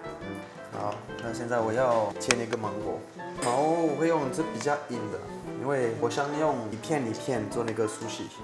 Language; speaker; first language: Chinese; non-native, fluent; French